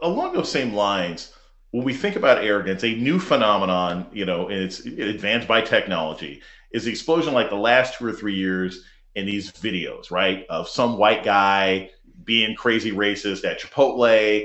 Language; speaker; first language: English; native; English